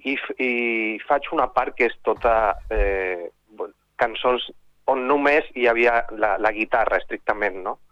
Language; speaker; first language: Catalan; non-native, local second language; Spanish